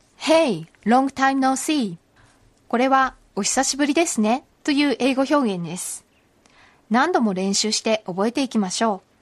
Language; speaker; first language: Japanese; native; Japanese